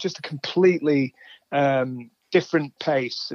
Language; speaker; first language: English; native; English